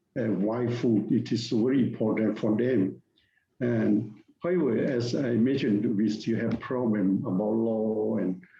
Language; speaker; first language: English; non-native, learner; Thai